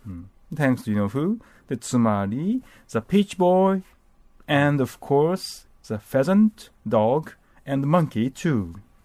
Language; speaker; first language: English; non-native, fluent; Japanese